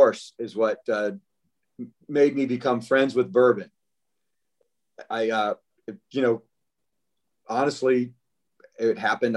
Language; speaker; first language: English; native; English